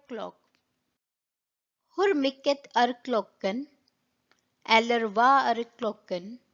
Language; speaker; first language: Swedish; non-native, learner; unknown